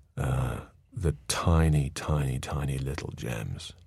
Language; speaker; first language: English; native; English